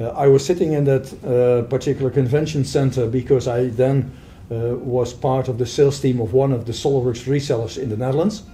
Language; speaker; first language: English; non-native, fluent; Dutch